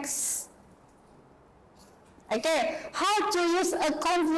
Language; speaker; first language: English; non-native, learner; Indonesian